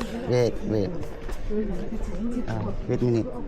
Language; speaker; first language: English; non-native, learner; Indonesian